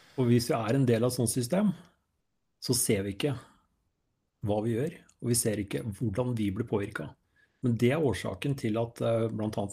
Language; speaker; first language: Norwegian; native; Norwegian